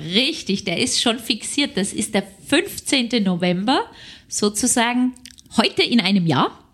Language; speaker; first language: German; native; German